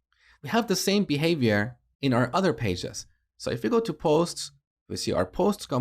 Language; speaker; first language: English; native; English